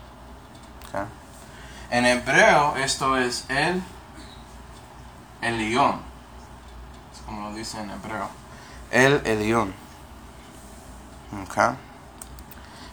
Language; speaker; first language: Spanish; non-native, fluent; English